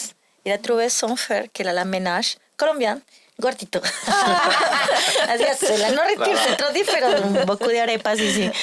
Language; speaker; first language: French; non-native, learner; Spanish